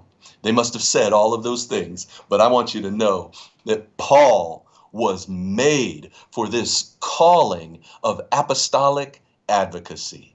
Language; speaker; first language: English; native; English